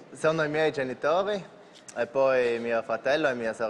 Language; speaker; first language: Italian; non-native, local second language; German